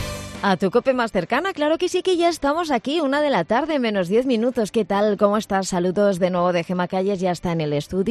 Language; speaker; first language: Spanish; native; Spanish